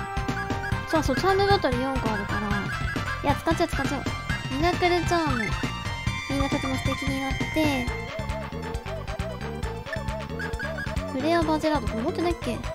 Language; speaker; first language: Japanese; native; Japanese